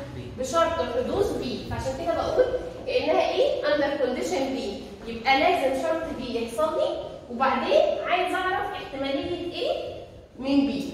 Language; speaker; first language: Arabic; native; Arabic